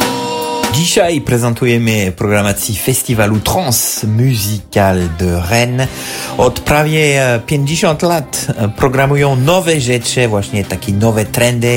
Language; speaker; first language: Polish; non-native, learner; French